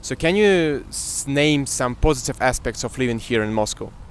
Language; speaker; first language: English; non-native, fluent; Russian